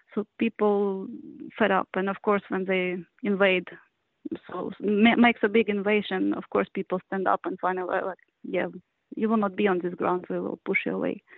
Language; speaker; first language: English; non-native, learner; Ukrainian